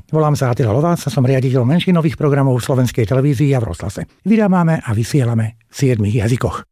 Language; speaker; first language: Slovak; non-native, local second language; Hungarian